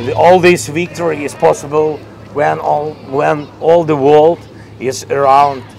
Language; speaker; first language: English; non-native, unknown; Russian